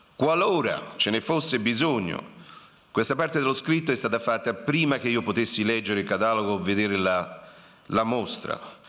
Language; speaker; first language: Italian; native; Italian